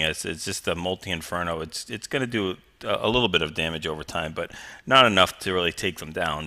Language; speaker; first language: English; native; English